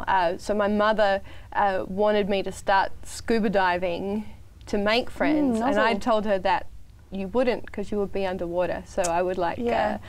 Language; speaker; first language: English; native; English